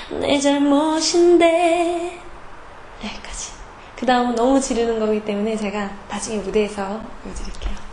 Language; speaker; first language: Korean; native; Korean